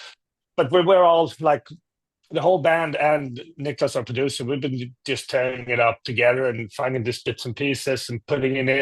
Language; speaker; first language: English; non-native, fluent; Swedish